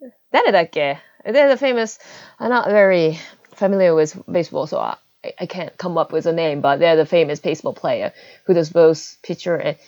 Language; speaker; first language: English; non-native, fluent; Japanese